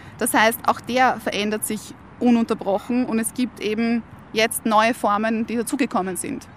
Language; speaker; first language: German; native; German